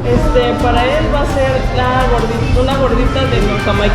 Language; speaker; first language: Spanish; native; Spanish